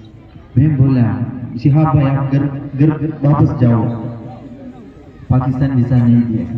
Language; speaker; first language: Hindi; non-native, local second language; Malayalam